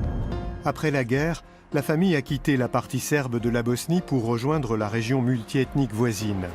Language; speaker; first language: French; native; French